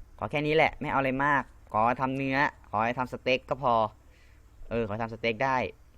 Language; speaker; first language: Thai; non-native, local second language; Lao